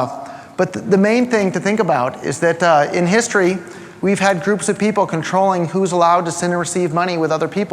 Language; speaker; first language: English; native; English